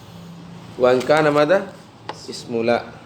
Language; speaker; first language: Arabic; non-native, fluent; Indonesian